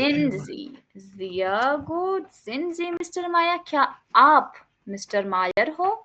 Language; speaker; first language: German; non-native, learner; Hindi